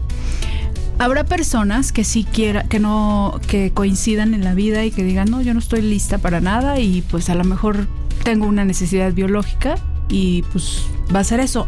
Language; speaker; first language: Spanish; native; Spanish